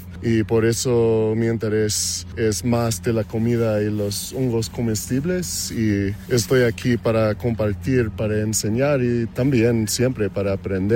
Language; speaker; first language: Spanish; non-native, fluent; English